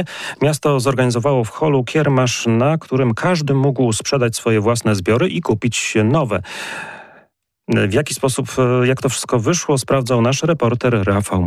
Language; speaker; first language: Polish; native; Polish